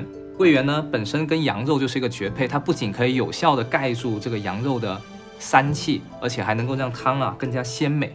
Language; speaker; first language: Chinese; native; Chinese